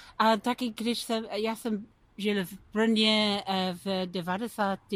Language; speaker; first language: Czech; non-native, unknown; English